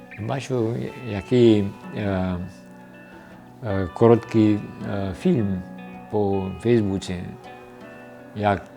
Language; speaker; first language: Ukrainian; early bilingual, heritage; Ukrainian